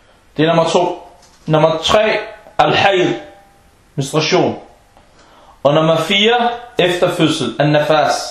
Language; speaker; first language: Danish; non-native, fluent; Arabic